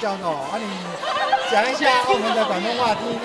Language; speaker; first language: Chinese; native; Chinese